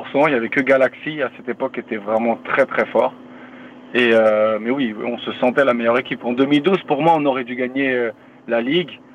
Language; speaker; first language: French; native; French